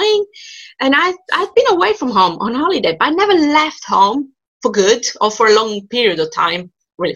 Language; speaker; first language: English; non-native, fluent; Italian